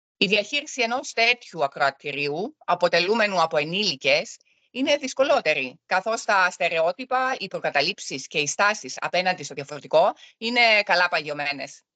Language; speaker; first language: Greek; early bilingual, other home language; German